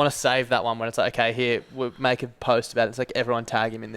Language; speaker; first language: English; native; English